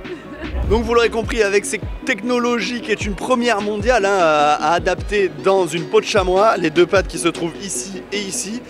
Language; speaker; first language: French; native; French